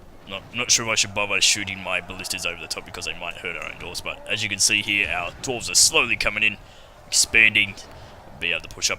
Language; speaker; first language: English; native; English